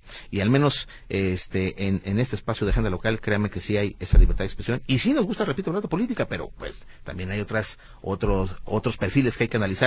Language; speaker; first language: Spanish; native; Spanish